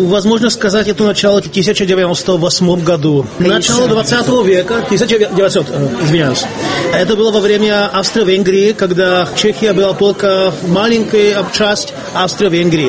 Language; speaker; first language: Russian; non-native, fluent; Czech